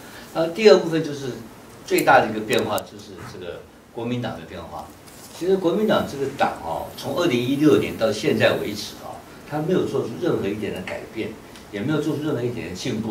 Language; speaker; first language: Chinese; native; Chinese